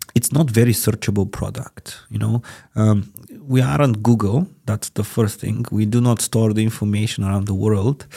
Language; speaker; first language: English; non-native, fluent; Bulgarian